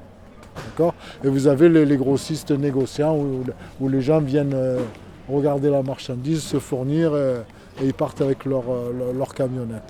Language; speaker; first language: French; native; French